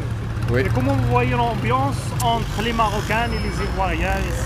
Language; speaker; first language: French; non-native, local second language; Arabic